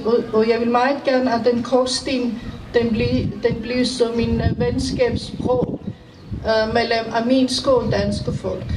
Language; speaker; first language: Danish; non-native, fluent; Armenian